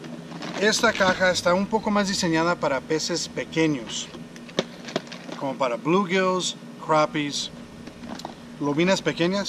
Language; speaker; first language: Spanish; early bilingual, heritage; Spanish